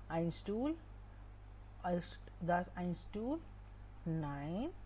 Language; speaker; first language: German; non-native, fluent; Hindi